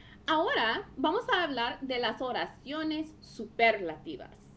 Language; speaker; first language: Spanish; non-native, fluent; English